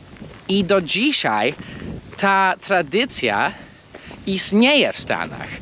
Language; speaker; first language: Polish; non-native, fluent; English